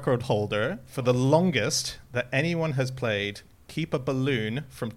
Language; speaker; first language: English; native; English